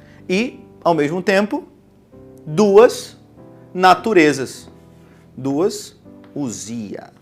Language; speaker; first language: Portuguese; native; Portuguese